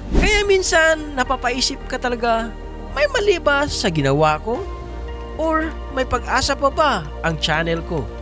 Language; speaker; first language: Filipino; non-native, local second language; Cebuano